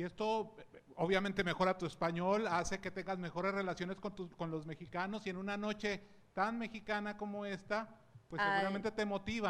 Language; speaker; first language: Spanish; native; Spanish